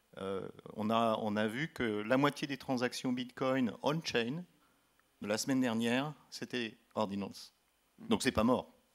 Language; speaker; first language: French; native; French